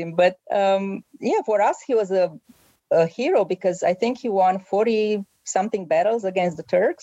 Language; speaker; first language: English; non-native, fluent; Romanian